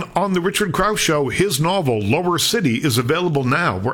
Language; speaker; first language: English; native; English